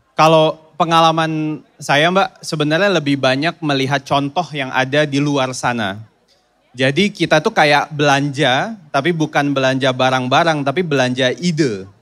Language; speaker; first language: Indonesian; native; Indonesian